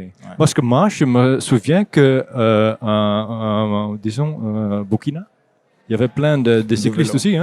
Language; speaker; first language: French; non-native, fluent; Dutch